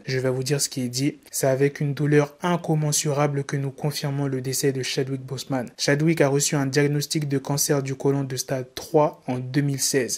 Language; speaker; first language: French; native; French